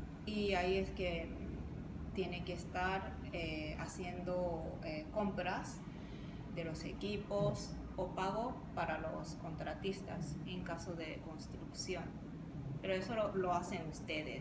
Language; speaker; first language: Spanish; non-native, fluent; Japanese